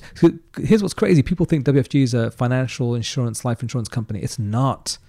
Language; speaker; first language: English; native; English